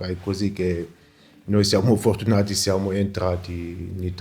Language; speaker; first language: Italian; non-native, learner; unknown